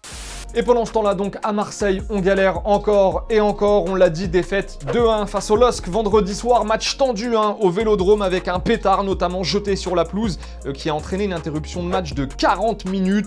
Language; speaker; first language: French; native; French